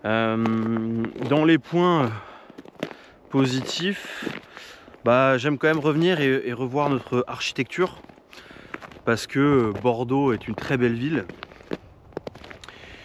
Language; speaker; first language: French; native; French